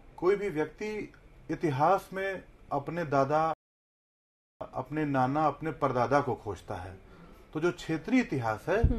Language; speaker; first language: Hindi; native; Hindi